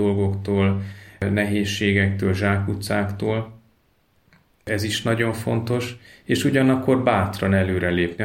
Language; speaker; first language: Hungarian; native; Hungarian